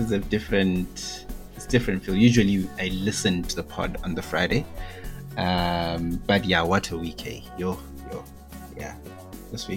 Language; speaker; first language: English; non-native, local second language; Shona